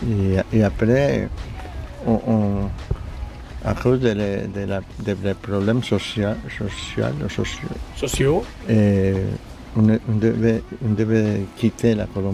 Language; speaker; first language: French; non-native, learner; Spanish